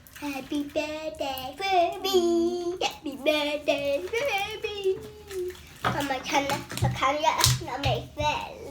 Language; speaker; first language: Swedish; early bilingual, other home language; Thai